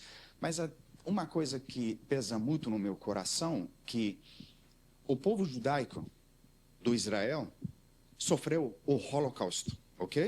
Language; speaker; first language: Portuguese; non-native, learner; Armenian